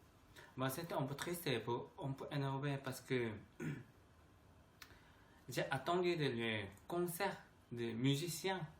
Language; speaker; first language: French; non-native, learner; Korean